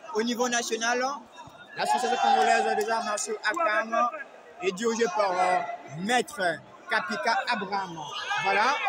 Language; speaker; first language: French; non-native, local second language; Lingala